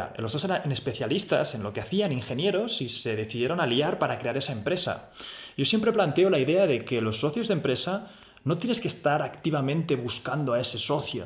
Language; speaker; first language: Spanish; native; Spanish